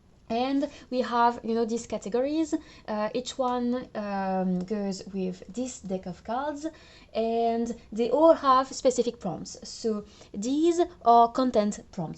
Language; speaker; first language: English; non-native, fluent; French